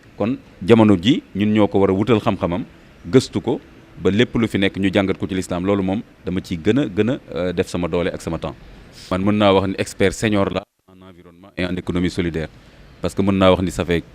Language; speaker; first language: Wolof; native; Wolof